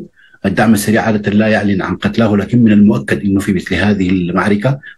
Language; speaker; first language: Arabic; native; Arabic